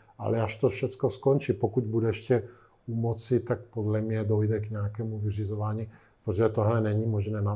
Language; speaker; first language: Czech; non-native, fluent; Italian